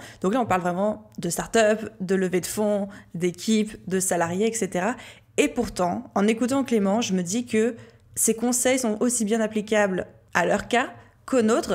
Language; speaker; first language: French; native; French